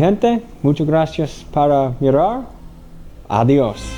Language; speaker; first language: Spanish; non-native, learner; English